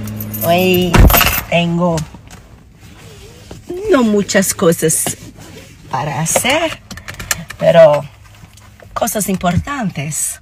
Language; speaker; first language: Spanish; non-native, learner; Portuguese